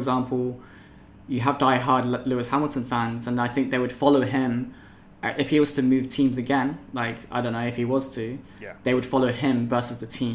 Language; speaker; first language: English; native; English